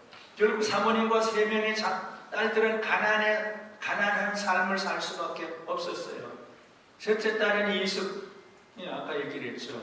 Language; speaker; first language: Korean; native; Korean